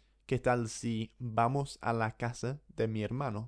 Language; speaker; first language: Spanish; non-native, fluent; English